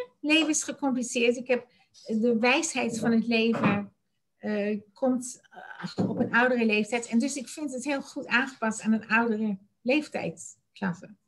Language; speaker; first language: Dutch; native; Dutch